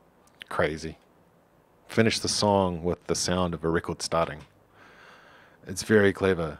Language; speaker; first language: English; native; English